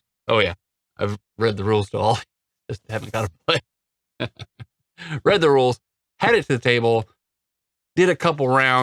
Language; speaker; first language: English; native; English